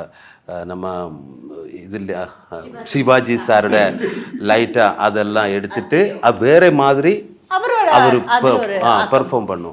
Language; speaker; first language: Tamil; non-native, learner; Malayalam